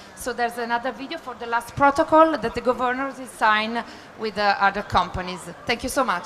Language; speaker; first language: English; non-native, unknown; Italian